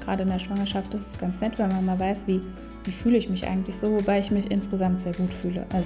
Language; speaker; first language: German; native; German